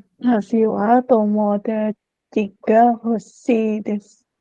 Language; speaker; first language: Japanese; non-native, learner; Indonesian